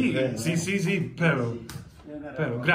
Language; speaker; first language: Italian; non-native, learner; English